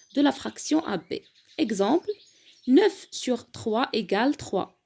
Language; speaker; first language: French; non-native, local second language; Arabic